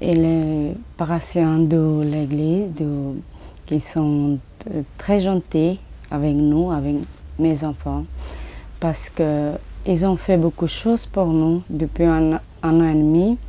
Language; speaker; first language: French; non-native, fluent; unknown